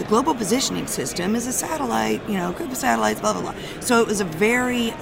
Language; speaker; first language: English; native; English